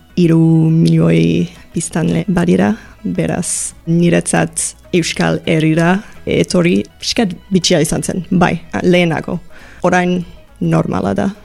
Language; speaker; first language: Basque; non-native, learner; English